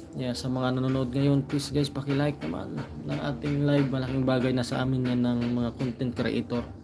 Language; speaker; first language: Filipino; non-native, local second language; Cebuano